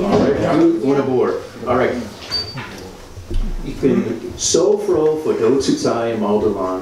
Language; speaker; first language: German; non-native, learner; English